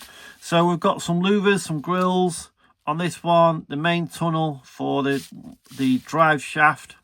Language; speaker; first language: English; native; English